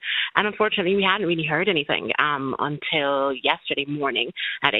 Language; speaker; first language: English; native; English